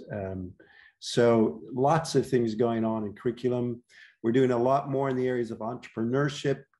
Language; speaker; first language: English; native; English